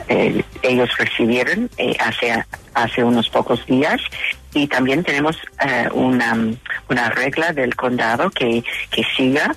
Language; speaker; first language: Spanish; non-native, fluent; English